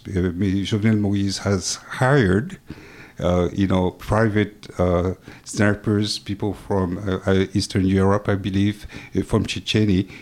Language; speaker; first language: English; non-native, fluent; French